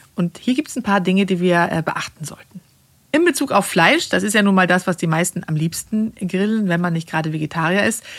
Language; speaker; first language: German; non-native, fluent; Swedish